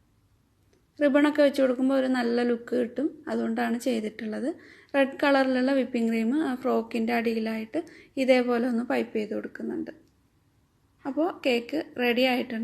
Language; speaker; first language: Malayalam; native; Malayalam